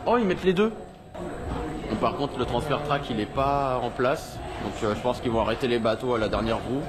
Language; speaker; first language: French; native; French